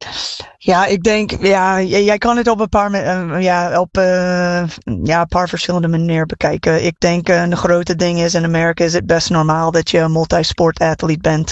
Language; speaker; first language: Dutch; non-native, fluent; English